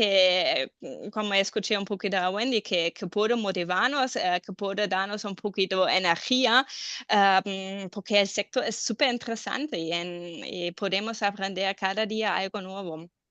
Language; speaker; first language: Spanish; non-native, fluent; German